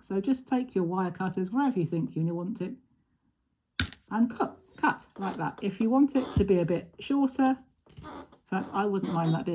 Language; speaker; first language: English; native; English